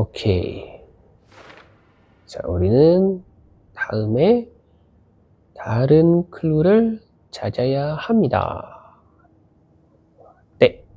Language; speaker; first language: Korean; non-native, learner; Indonesian